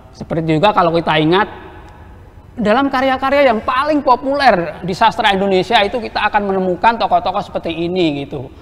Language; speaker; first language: Indonesian; native; Indonesian